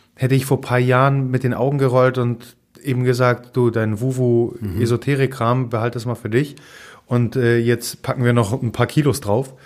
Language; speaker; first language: German; non-native, fluent; Polish